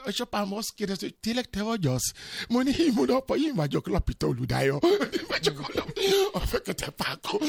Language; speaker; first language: Hungarian; non-native, learner; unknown